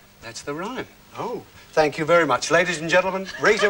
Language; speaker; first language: English; native; English